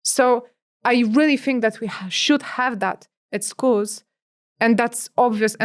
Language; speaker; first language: English; non-native, fluent; Polish